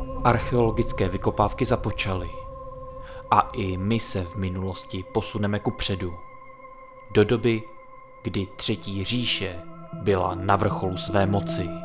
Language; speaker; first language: Czech; native; Czech